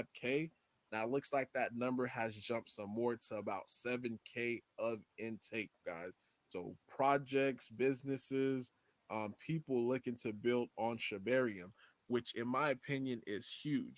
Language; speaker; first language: English; native; English